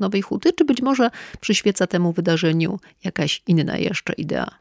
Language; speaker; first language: Polish; native; Polish